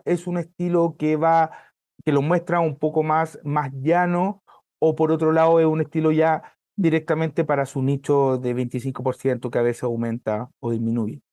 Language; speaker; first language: Spanish; native; Spanish